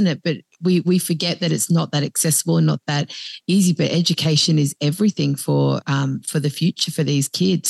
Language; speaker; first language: English; native; English